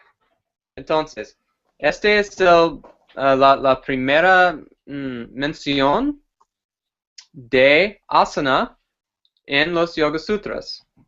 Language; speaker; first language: Spanish; non-native, fluent; English